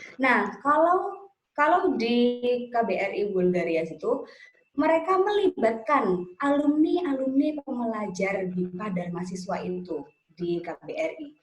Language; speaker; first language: Indonesian; native; Indonesian